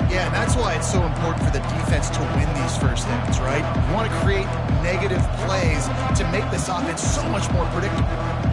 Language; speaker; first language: English; native; English